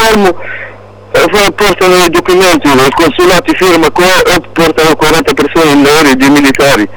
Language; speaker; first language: Italian; non-native, local second language; Arabic